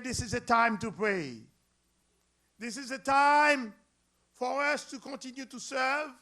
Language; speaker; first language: English; non-native, learner; Haitian Creole